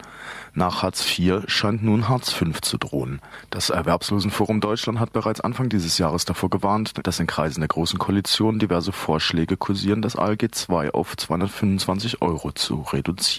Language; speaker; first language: German; native; German